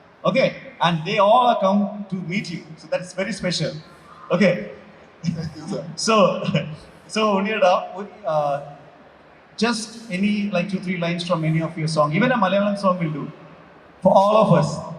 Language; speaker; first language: English; non-native, local second language; Malayalam